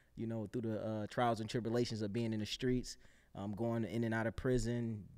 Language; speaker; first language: English; native; English